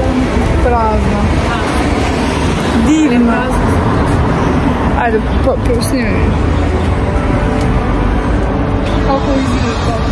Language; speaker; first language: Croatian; non-native, learner; Russian